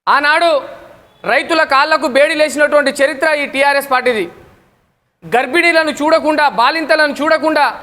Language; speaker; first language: Telugu; non-native, local second language; Lambadi